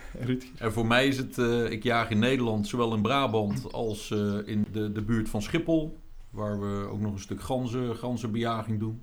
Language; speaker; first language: Dutch; native; Dutch